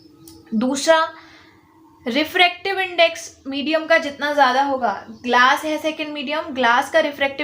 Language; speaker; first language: Hindi; native; Hindi